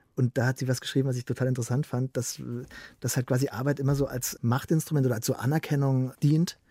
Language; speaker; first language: German; native; German